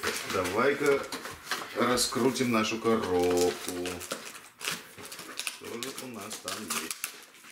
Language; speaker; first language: Russian; native; Russian